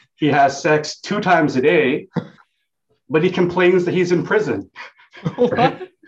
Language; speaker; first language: English; non-native, local second language; Vietnamese